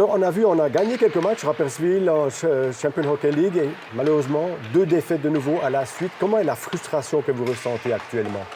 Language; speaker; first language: French; native; French